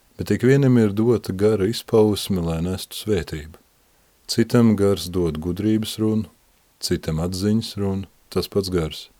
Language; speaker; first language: Latvian; native; Latvian